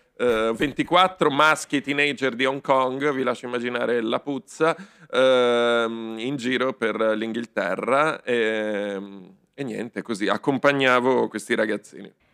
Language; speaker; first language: Italian; native; Italian